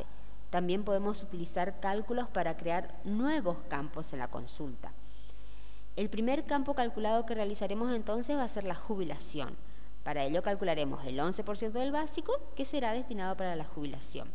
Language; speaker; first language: Spanish; native; Spanish